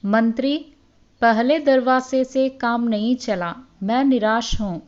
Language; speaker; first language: Hindi; non-native, local second language; Malayalam